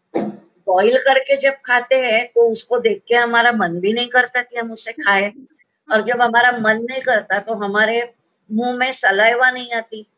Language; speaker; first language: Hindi; non-native, local second language; Marathi